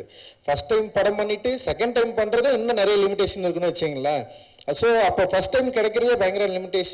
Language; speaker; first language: Tamil; native; Tamil